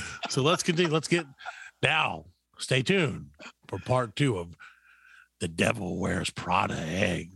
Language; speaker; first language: English; native; English